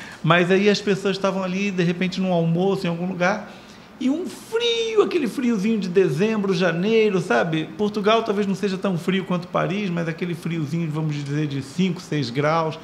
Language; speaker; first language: Portuguese; native; Portuguese